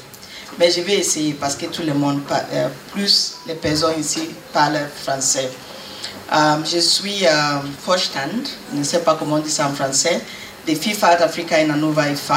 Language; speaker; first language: French; non-native, learner; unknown